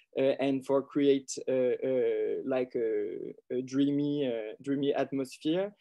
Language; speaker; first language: English; non-native, learner; French